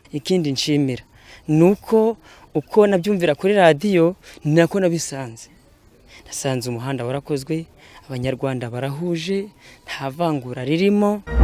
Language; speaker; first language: Kinyarwanda; early bilingual, heritage; Kinyarwanda